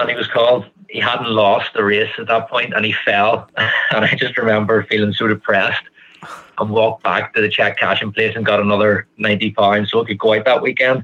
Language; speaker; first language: English; native; English